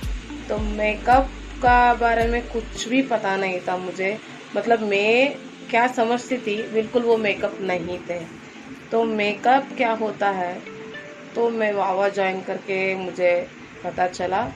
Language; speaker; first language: Hindi; non-native, local second language; Kannada